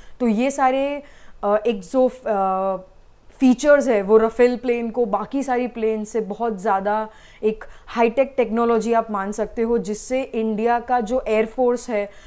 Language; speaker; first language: Hindi; non-native, local second language; Gujarati